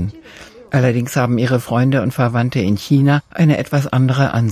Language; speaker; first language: German; native; German